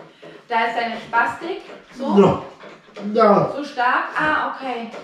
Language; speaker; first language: German; native; German